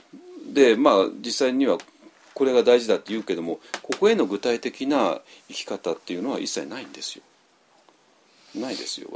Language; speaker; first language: Japanese; native; Japanese